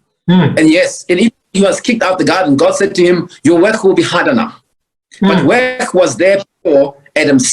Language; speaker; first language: English; non-native, local second language; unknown